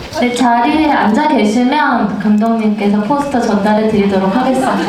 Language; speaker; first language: Korean; native; Korean